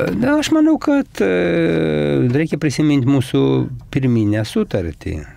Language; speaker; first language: Lithuanian; native; Lithuanian